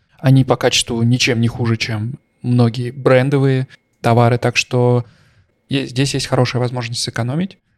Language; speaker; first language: Russian; native; Russian